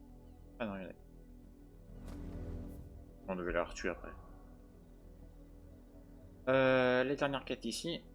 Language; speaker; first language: French; native; French